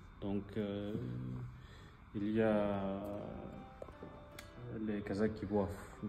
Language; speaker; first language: French; non-native, fluent; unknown